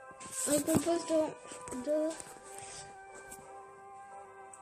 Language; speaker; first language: French; native; French